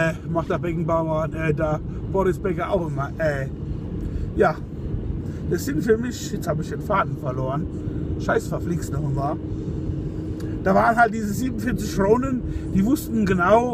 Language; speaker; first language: German; native; German